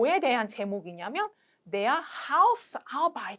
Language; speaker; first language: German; non-native, fluent; Korean